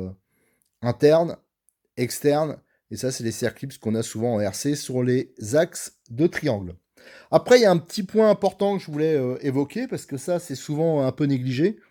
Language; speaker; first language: French; native; French